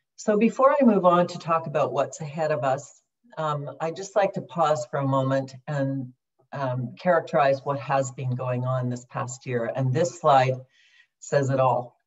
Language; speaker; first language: English; native; English